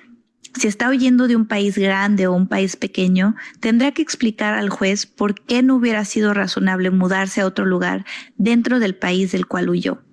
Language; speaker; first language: Spanish; native; Spanish